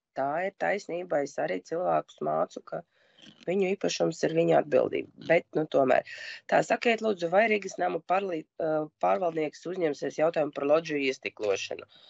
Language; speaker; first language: Latvian; non-native, local second language; Russian